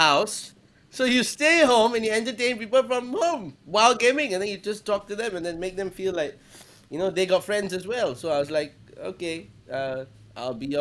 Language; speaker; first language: English; native; English